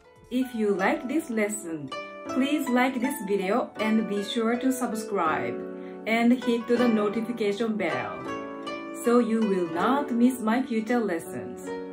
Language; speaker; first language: English; non-native, fluent; Japanese